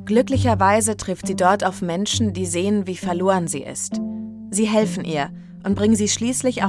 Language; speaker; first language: German; native; German